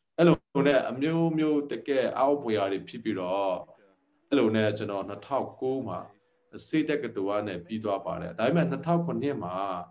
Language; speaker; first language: Burmese; non-native, local second language; Hakha Chin